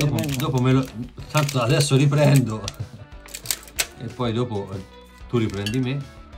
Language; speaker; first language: Italian; native; Italian